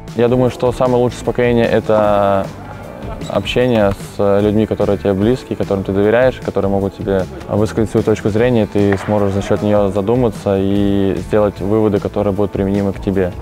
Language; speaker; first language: Russian; native; Russian